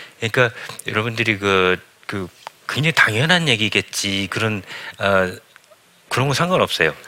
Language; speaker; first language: Korean; early bilingual, heritage; Korean